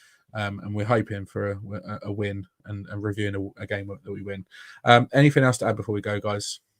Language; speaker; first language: English; native; English